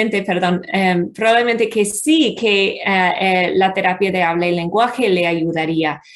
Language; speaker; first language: Spanish; non-native, fluent; English